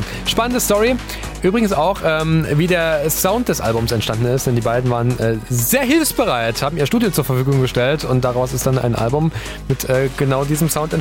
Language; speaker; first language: German; native; German